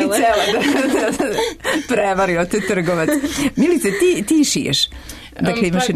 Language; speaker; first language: Serbian; native; Serbian